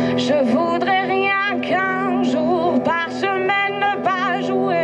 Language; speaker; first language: French; non-native, fluent; Catalan